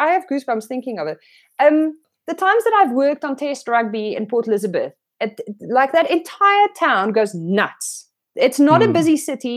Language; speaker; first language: English; non-native, local second language; Afrikaans